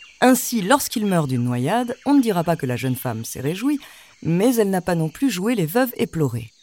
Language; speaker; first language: French; native; French